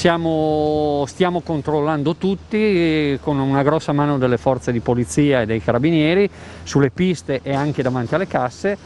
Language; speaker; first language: Italian; native; Italian